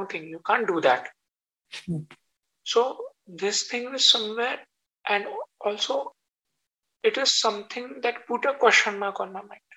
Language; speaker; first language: English; non-native, local second language; Hindi